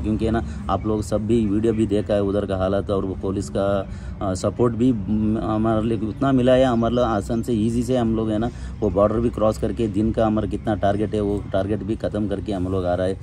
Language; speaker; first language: Hindi; non-native, local second language; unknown